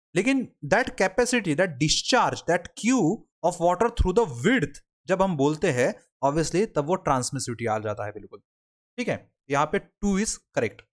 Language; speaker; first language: Hindi; non-native, local second language; Marathi